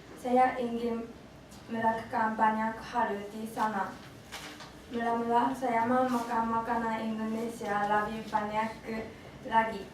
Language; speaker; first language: Indonesian; non-native, learner; Japanese